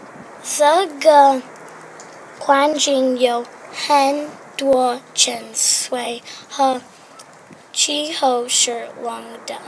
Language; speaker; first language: Chinese; non-native, learner; English